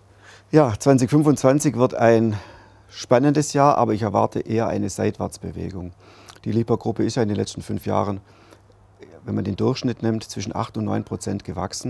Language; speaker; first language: German; native; German